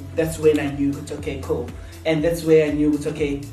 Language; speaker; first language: English; non-native, local second language; Zulu